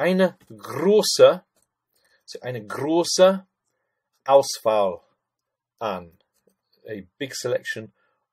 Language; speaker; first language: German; non-native, fluent; English